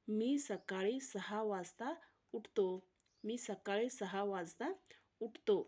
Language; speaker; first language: Marathi; non-native, local second language; Kannada